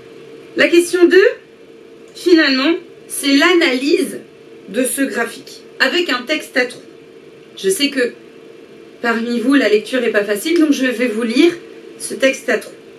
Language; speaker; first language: French; native; French